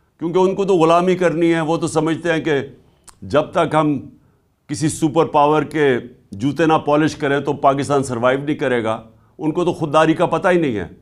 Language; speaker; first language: Urdu; native; Urdu